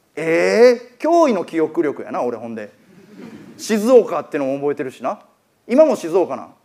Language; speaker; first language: Japanese; native; Japanese